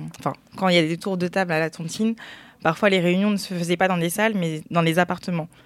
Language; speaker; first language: French; early bilingual, other home language; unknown